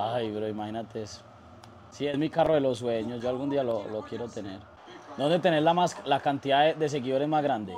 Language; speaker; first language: Spanish; native; Spanish